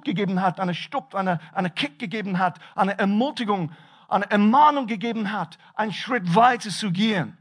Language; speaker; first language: German; non-native, fluent; English